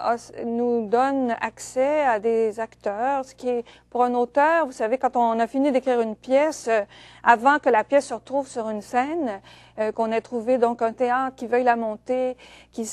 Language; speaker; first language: French; native; French